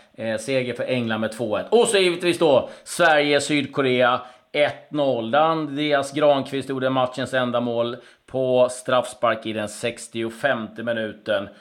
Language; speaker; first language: Swedish; native; Swedish